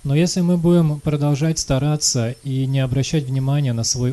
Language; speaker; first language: Russian; native; Russian